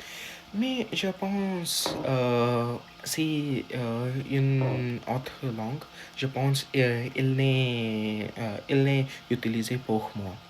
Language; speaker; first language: French; non-native, learner; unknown